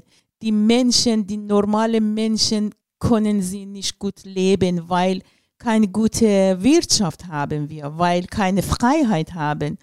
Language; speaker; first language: German; non-native, learner; Persian